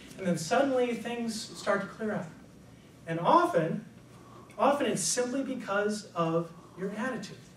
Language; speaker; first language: English; native; English